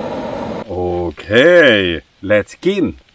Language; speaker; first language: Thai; non-native, learner; Swedish